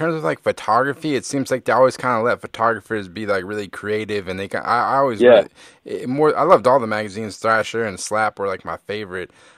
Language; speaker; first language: English; native; English